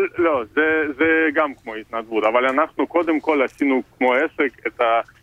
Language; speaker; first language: Hebrew; non-native, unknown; Russian